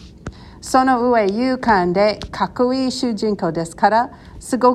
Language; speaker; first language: Japanese; non-native, learner; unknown